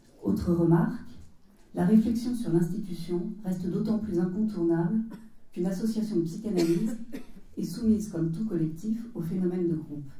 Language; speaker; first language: French; native; French